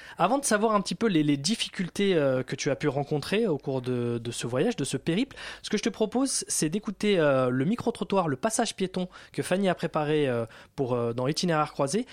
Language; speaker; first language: French; native; French